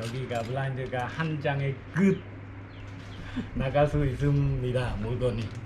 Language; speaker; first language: Korean; non-native, learner; Khmer